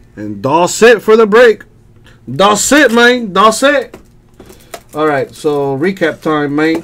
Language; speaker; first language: English; native; English